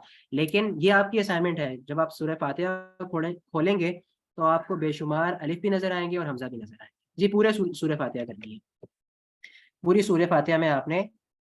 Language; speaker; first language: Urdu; non-native, local second language; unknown